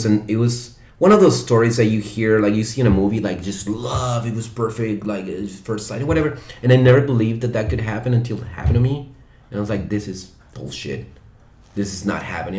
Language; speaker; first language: English; non-native, fluent; Spanish